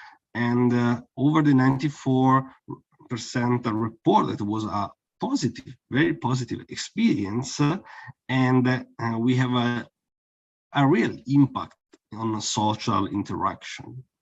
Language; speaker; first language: English; non-native, fluent; Italian